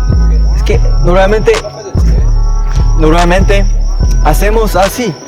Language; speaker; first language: Spanish; non-native, learner; Korean